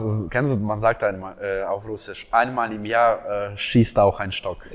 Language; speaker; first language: German; non-native, fluent; Russian